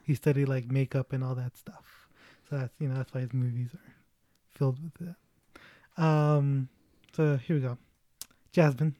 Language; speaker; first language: English; early bilingual, other home language; Spanish